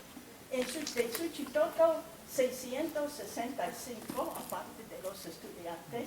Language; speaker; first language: Spanish; non-native, fluent; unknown